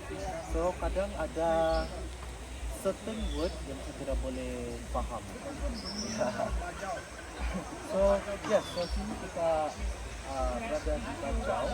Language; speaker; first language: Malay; non-native, local second language; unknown